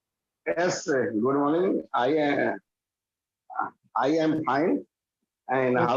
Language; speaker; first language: English; non-native, learner; Hindi